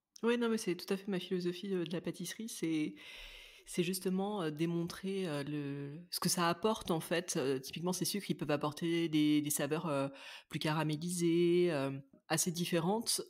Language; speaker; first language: French; native; French